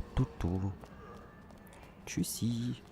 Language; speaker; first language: German; native; German